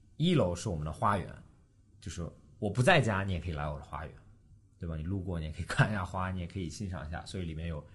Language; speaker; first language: Chinese; early bilingual, heritage; Chinese